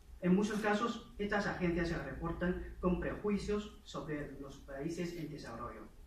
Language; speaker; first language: Spanish; non-native, fluent; Chinese